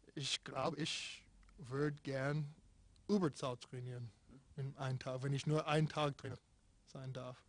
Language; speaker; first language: German; non-native, fluent; English